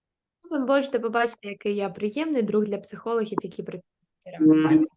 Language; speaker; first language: Ukrainian; native; Ukrainian